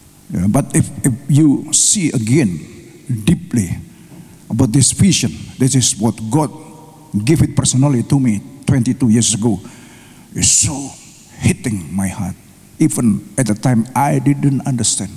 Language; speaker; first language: English; non-native, fluent; Indonesian